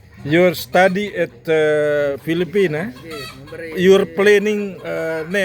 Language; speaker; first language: English; non-native, learner; Indonesian